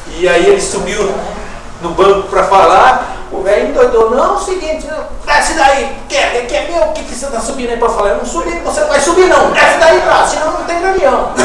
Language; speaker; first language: Portuguese; native; Portuguese